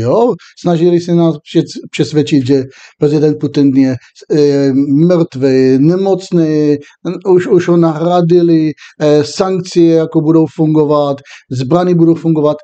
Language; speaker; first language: Czech; non-native, fluent; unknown